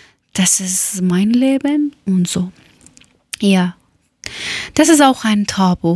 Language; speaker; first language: German; non-native, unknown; Persian